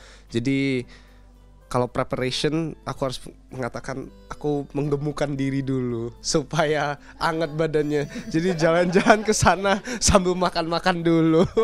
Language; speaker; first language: Indonesian; non-native, fluent; Japanese